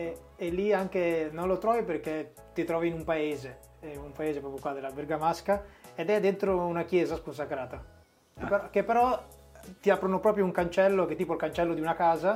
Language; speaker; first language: Italian; native; Italian